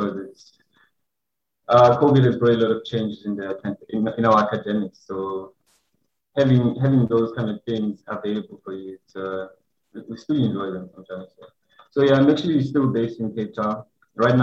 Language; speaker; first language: English; non-native, local second language; Xhosa